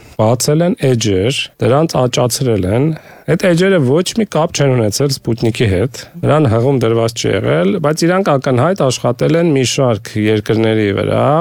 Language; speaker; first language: Armenian; native; Armenian